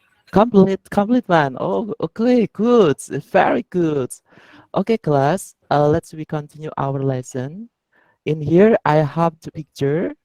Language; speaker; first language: English; non-native, learner; Indonesian